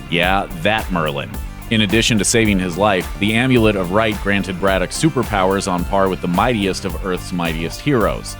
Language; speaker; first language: English; native; English